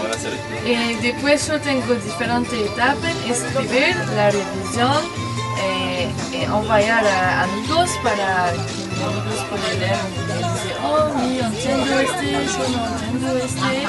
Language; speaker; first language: Spanish; non-native, learner; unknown